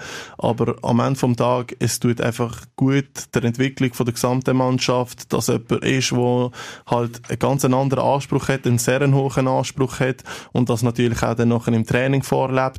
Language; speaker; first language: German; native; German